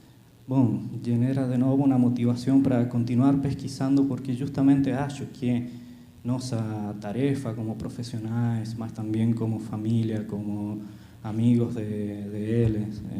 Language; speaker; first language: Portuguese; non-native, fluent; Spanish